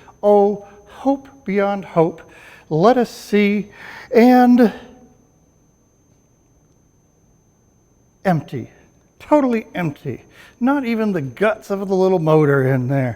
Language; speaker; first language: English; native; English